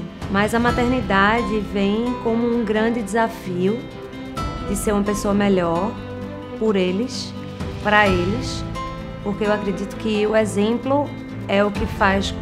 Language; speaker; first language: Portuguese; native; Portuguese